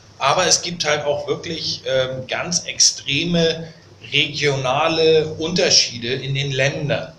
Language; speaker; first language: German; native; German